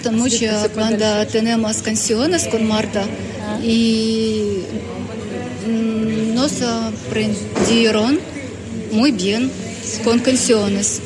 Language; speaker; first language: Spanish; non-native, learner; Ukrainian